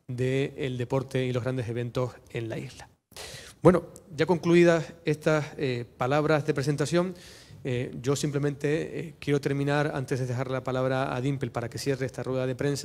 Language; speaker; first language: Spanish; native; Spanish